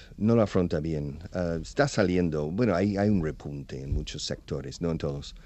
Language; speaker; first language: Spanish; non-native, fluent; English